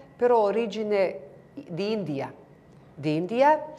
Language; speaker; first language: Italian; non-native, fluent; Bosnian